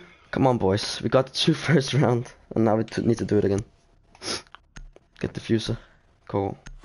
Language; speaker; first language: English; non-native, fluent; Danish